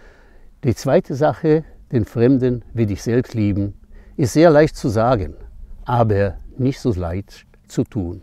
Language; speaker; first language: German; non-native, fluent; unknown